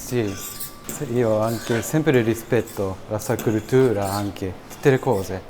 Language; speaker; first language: Italian; non-native, learner; Japanese